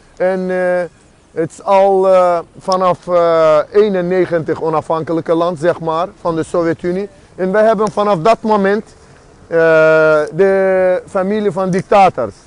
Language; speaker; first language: Dutch; non-native, fluent; Azerbaijani